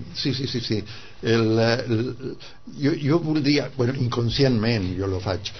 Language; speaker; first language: Catalan; non-native, fluent; Spanish